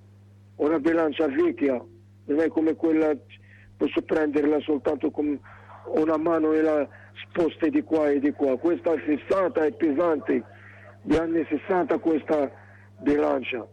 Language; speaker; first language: Italian; non-native, learner; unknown